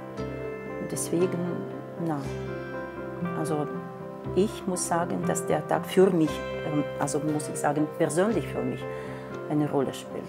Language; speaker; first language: German; non-native, fluent; Russian